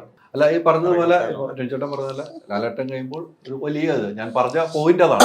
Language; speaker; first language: Malayalam; native; Malayalam